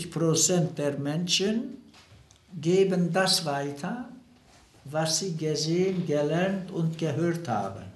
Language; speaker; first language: German; non-native, fluent; Turkish